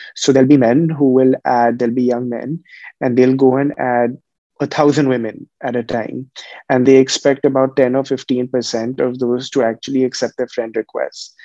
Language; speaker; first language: English; non-native, local second language; Hindi